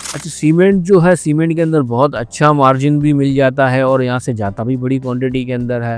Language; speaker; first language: Hindi; native; Hindi